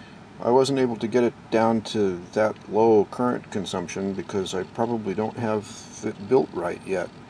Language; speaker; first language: English; native; English